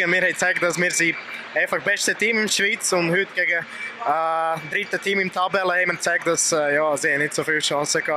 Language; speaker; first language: German; non-native, fluent; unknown